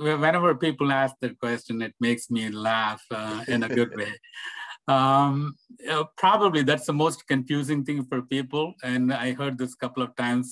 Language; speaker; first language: English; non-native, local second language; Tamil